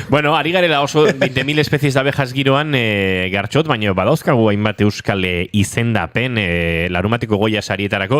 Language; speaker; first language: Basque; native; Basque